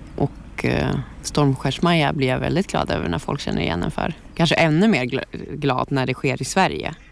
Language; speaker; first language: Swedish; native; Swedish